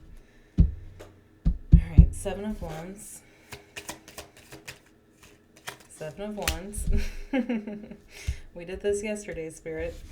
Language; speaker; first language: English; native; English